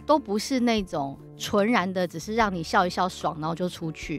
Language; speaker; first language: Chinese; native; Chinese